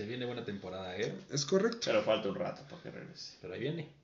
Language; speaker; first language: Spanish; native; Spanish